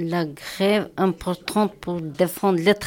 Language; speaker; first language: French; non-native, learner; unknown